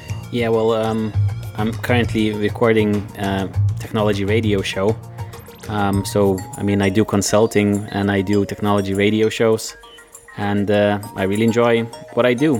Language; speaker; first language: English; non-native, fluent; Lithuanian